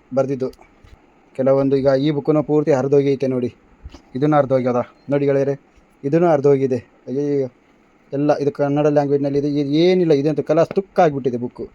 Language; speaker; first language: Kannada; non-native, local second language; Urdu